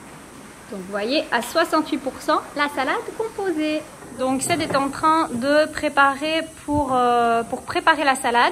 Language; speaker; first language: French; native; French